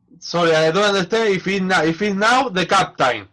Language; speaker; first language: English; non-native, learner; Spanish